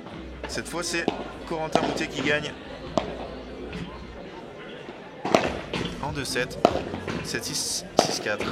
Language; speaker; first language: French; native; French